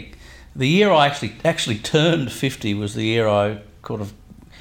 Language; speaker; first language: English; native; English